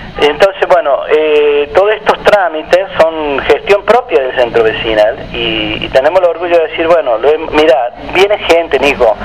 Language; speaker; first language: Spanish; native; Spanish